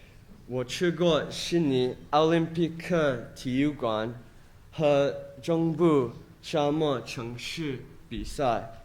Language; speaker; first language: Chinese; non-native, fluent; English